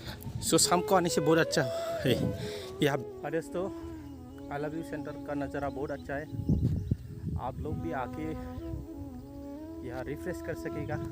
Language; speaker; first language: Hindi; non-native, local second language; Bodo